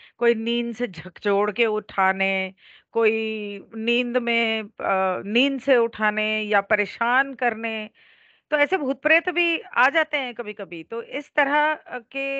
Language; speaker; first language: Hindi; native; Hindi